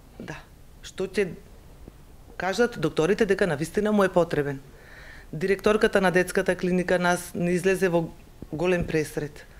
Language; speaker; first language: Macedonian; native; Macedonian